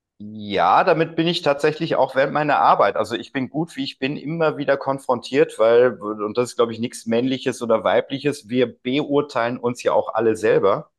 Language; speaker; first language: German; native; German